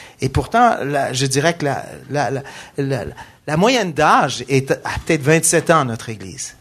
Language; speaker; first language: French; native; French